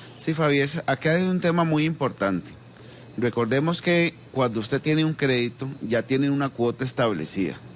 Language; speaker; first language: Spanish; native; Spanish